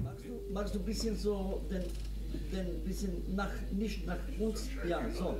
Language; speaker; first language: German; non-native, learner; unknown